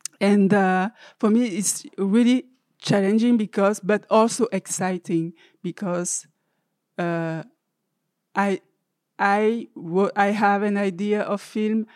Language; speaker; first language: English; non-native, learner; French